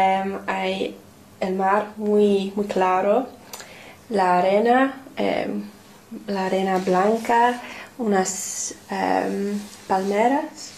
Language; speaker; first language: Spanish; non-native, learner; English